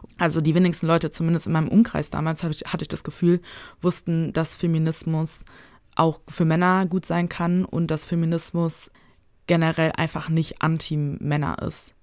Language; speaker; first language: German; native; German